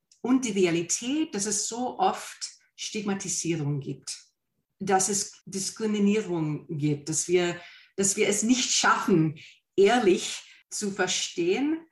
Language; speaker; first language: German; non-native, fluent; English